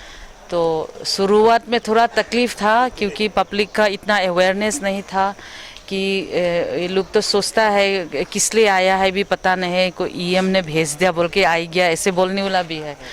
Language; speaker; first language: Hindi; non-native, local second language; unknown